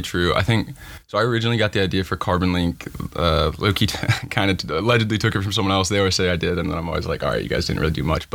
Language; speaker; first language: English; native; English